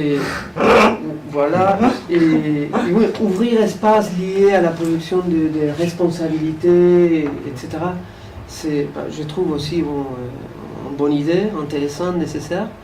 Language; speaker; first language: French; non-native, fluent; Spanish